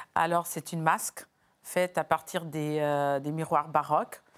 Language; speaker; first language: French; non-native, fluent; Portuguese